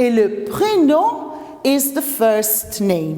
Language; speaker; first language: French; non-native, fluent; Maltese